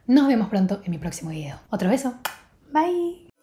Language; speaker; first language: Spanish; native; Spanish